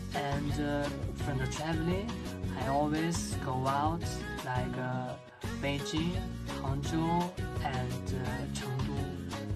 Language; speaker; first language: English; non-native, learner; Chinese